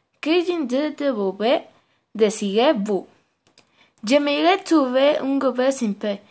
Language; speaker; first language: French; non-native, learner; Spanish